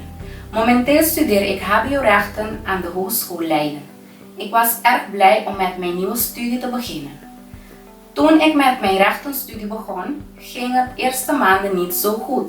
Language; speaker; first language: Dutch; non-native, local second language; Papiamento